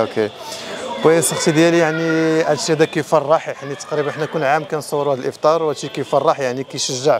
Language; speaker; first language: Arabic; native; Arabic